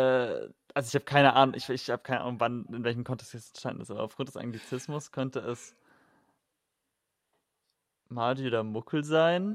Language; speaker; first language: German; native; German